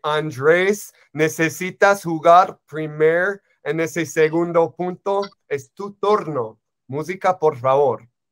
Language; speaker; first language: Spanish; non-native, learner; English